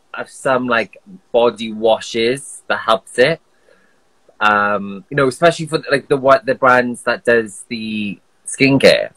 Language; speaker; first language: English; native; English